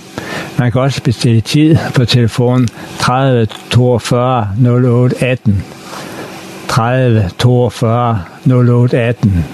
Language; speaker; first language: Danish; native; Danish